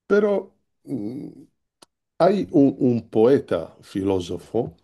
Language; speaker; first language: Spanish; non-native, learner; Italian